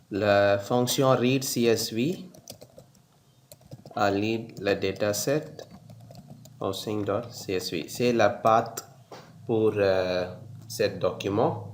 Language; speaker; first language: French; non-native, learner; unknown